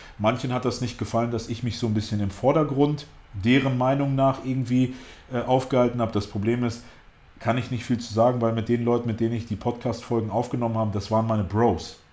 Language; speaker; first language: German; early bilingual, other home language; Russian